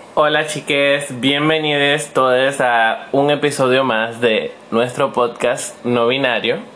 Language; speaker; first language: Spanish; native; Spanish